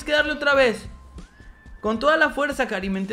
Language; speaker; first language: Spanish; native; Spanish